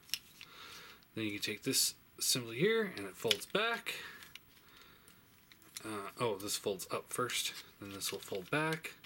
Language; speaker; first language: English; native; English